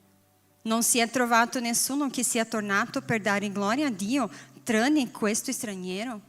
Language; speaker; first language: Italian; non-native, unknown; Portuguese